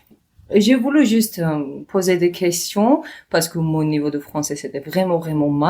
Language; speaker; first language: French; non-native, learner; Georgian